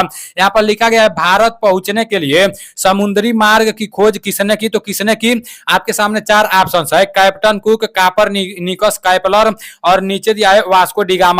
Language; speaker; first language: Hindi; native; Hindi